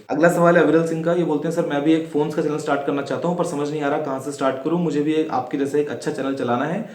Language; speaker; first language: Hindi; native; Hindi